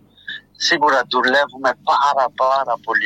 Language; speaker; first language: Greek; non-native, fluent; French